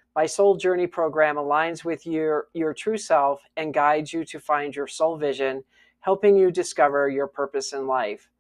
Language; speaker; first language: English; native; English